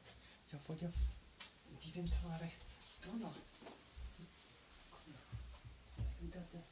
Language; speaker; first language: Italian; non-native, learner; German